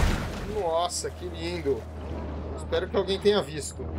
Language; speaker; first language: Portuguese; native; Portuguese